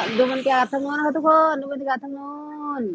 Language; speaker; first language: Thai; native; Thai